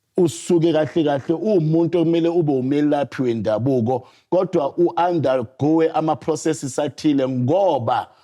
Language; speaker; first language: Zulu; native; Zulu